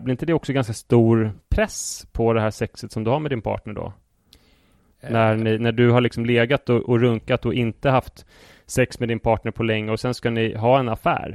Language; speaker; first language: Swedish; native; Swedish